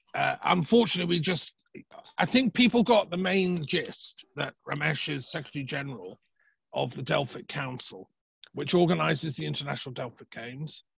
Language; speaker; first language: English; native; English